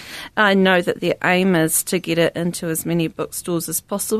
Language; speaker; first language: English; native; English